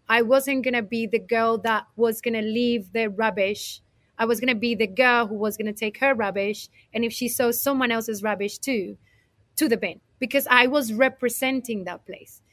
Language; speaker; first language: English; non-native, fluent; Spanish